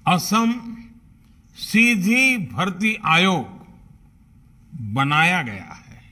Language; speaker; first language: Hindi; non-native, local second language; Gujarati